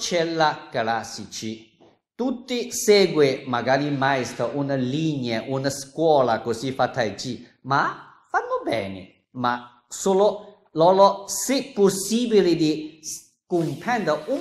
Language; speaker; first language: Italian; non-native, learner; Chinese